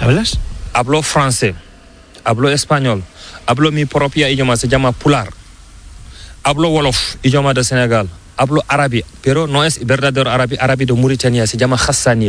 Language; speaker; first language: Spanish; non-native, learner; Fula